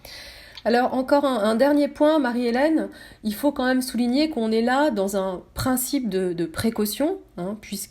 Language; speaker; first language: French; native; French